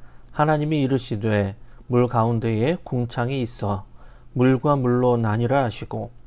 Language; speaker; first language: Korean; native; Korean